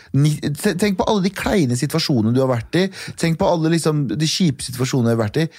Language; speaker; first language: Norwegian; early bilingual, other home language; Kurdish